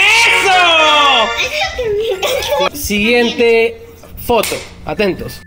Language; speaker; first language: Spanish; native; Spanish